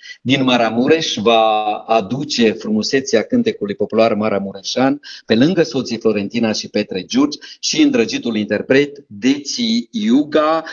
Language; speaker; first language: Romanian; native; Romanian